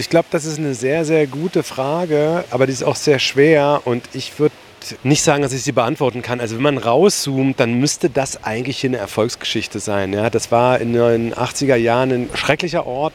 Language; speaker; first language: German; native; German